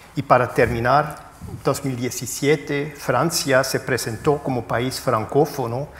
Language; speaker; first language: Spanish; non-native, fluent; German